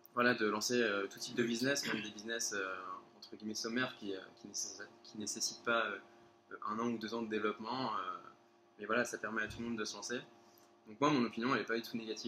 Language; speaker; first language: French; native; French